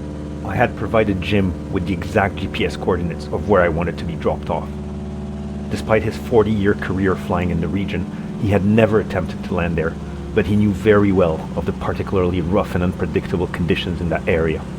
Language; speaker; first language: English; non-native, local second language; French